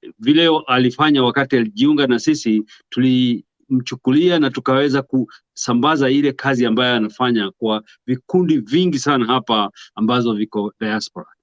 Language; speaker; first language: Swahili; non-native, local second language; Kikuyu